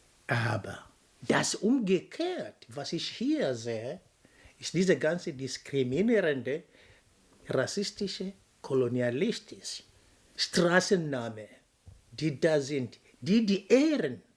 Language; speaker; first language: German; non-native, fluent; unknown